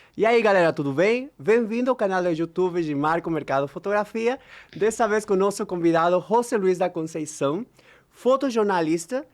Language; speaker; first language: Portuguese; non-native, fluent; Spanish